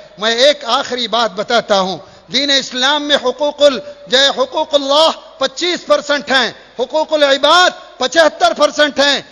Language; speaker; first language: Urdu; native; Urdu